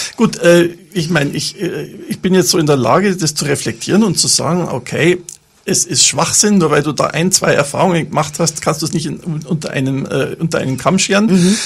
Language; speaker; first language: German; native; German